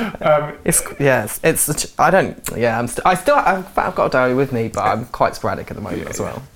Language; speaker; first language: English; native; English